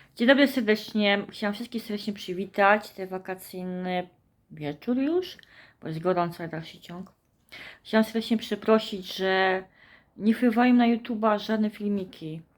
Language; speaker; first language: Polish; native; Polish